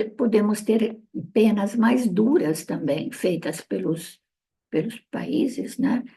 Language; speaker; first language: Portuguese; early bilingual, other home language; Italian